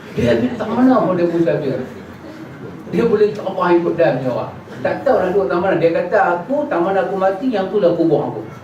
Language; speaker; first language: Malay; native; Malay